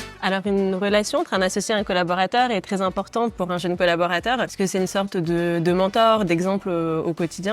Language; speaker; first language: French; native; French